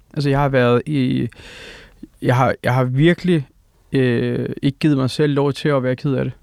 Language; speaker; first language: Danish; early bilingual, other home language; Turkish